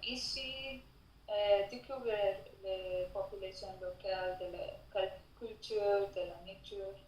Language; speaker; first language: French; non-native, learner; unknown